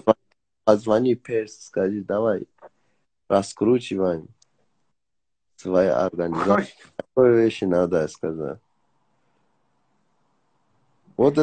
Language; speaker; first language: Russian; non-native, learner; Persian